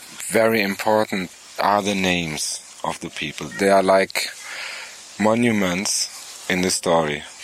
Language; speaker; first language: English; non-native, fluent; German